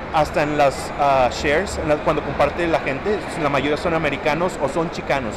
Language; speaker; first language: Spanish; early bilingual, heritage; Spanish